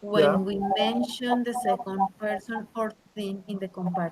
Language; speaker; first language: English; non-native, learner; Spanish